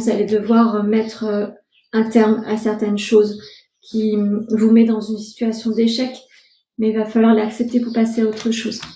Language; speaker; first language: French; native; French